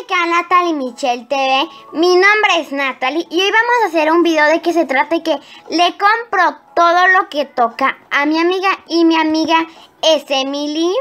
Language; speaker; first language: Spanish; native; Spanish